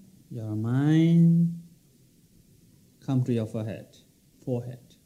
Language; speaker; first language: English; non-native, local second language; Tibetan